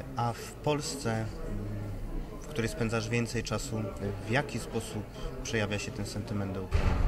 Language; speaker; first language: Polish; native; Polish